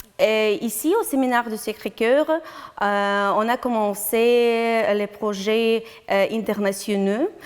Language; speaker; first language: French; non-native, learner; Ukrainian